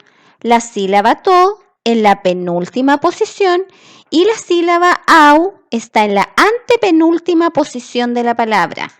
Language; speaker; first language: Spanish; native; Spanish